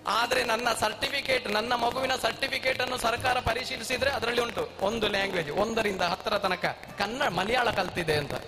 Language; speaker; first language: Kannada; native; Kannada